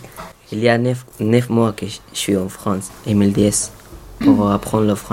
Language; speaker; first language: French; non-native, learner; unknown